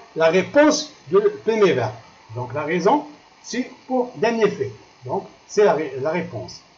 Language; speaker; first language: French; non-native, local second language; Arabic